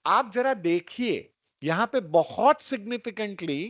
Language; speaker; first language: Hindi; non-native, local second language; Gujarati